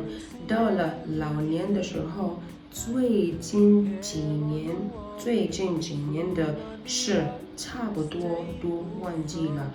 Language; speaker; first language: Chinese; non-native, learner; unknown